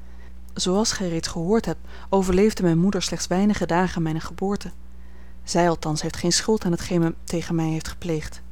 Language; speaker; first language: Dutch; native; Dutch